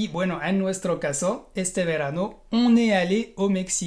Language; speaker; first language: Spanish; non-native, fluent; French